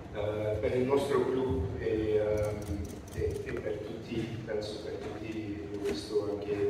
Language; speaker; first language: Italian; non-native, learner; Dutch